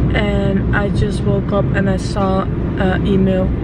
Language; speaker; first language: English; non-native, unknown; Dutch